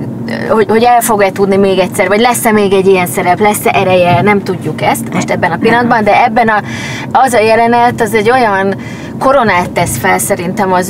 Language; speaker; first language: Hungarian; native; Hungarian